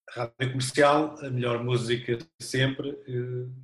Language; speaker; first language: Portuguese; native; Portuguese